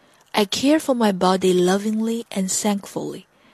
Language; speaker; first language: English; non-native, fluent; Chinese